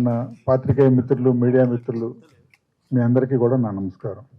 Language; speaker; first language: Telugu; native; Telugu